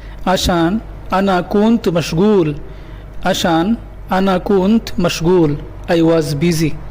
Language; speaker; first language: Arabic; non-native, learner; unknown